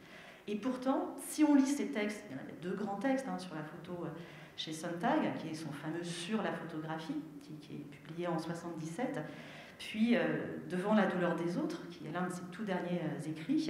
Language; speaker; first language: French; native; French